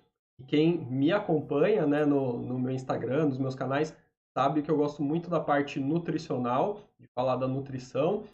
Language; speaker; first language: Portuguese; native; Portuguese